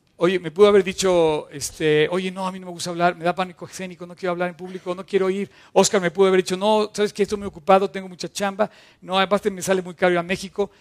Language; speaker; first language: Spanish; native; Spanish